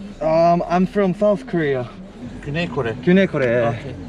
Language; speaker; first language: English; non-native, learner; Korean